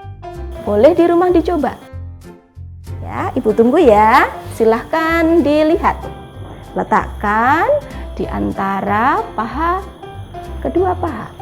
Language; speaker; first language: Indonesian; native; Indonesian